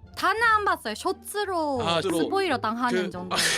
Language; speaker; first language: Korean; non-native, learner; Japanese